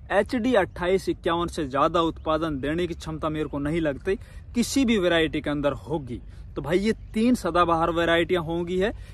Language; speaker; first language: Hindi; native; Hindi